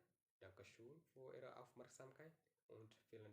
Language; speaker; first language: German; non-native, learner; Indonesian